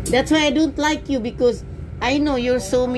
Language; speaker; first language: English; non-native, learner; Cebuano